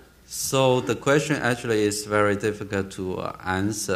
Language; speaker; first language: English; non-native, learner; Chinese